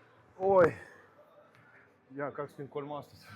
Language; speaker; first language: Estonian; non-native, local second language; Russian